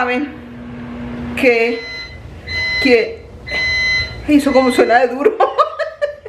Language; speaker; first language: Spanish; native; Spanish